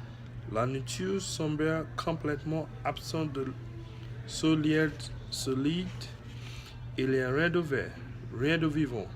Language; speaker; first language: French; non-native, learner; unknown